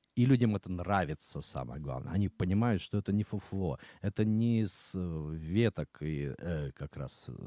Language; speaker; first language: Russian; native; Russian